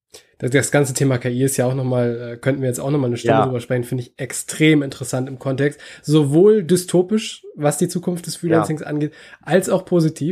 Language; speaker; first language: German; native; German